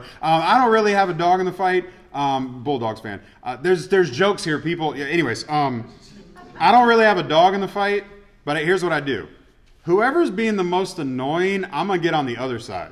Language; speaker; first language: English; native; English